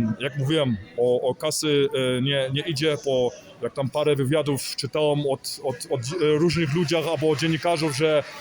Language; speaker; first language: Polish; early bilingual, heritage; Polish